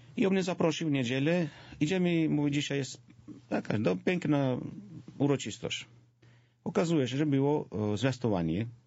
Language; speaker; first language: Polish; non-native, fluent; Georgian